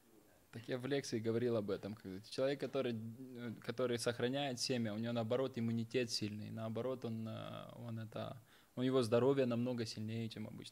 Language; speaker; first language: Russian; native; Russian